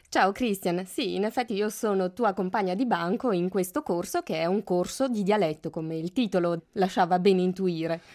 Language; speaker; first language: Italian; native; Italian